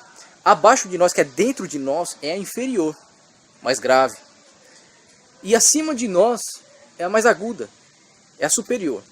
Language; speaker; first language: Portuguese; native; Portuguese